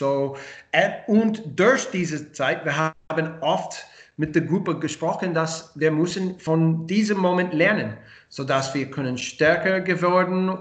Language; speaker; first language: German; non-native, learner; English